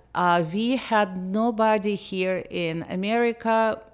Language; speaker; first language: English; non-native, fluent; Russian